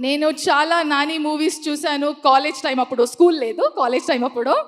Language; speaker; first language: Telugu; non-native, learner; Kannada